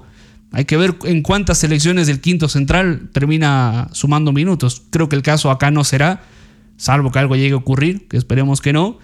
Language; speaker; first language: Spanish; native; Spanish